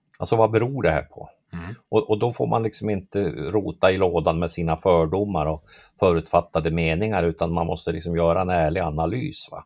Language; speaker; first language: Swedish; native; Swedish